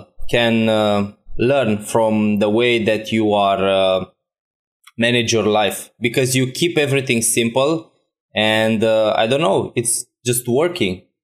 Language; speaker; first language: English; non-native, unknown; Romanian